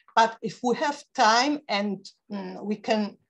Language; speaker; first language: English; non-native, fluent; Italian